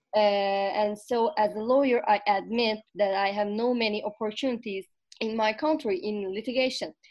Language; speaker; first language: English; non-native, fluent; Turkish